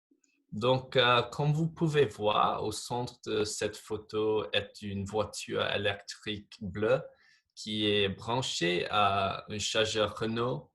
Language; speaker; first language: French; non-native, fluent; English